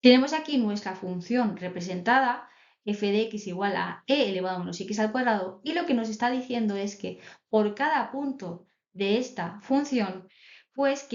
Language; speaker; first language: Spanish; native; Spanish